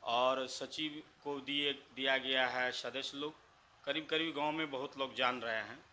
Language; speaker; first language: Hindi; native; Hindi